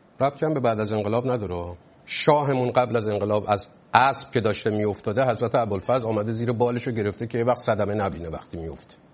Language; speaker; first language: Persian; native; Persian